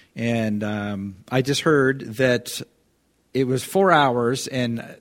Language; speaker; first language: English; native; English